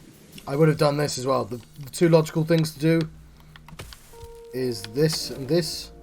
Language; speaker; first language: English; native; English